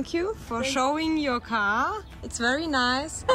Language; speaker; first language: English; non-native, learner; German